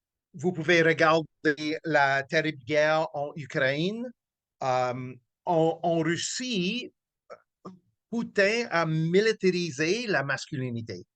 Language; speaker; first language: French; non-native, local second language; English